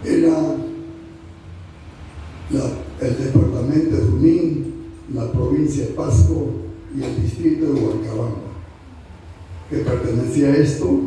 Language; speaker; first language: Spanish; native; Spanish